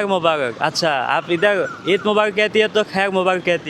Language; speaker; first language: Hindi; non-native, learner; Bangla